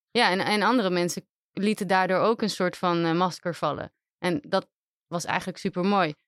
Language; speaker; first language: Dutch; native; Dutch